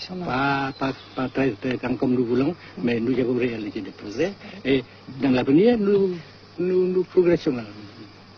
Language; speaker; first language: French; non-native, fluent; Vietnamese